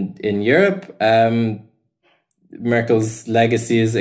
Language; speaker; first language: English; native; English